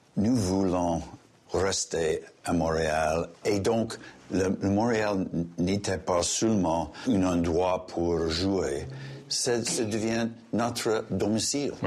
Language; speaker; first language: French; non-native, local second language; English